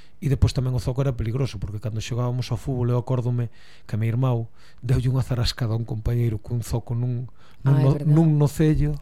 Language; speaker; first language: Galician; native; Galician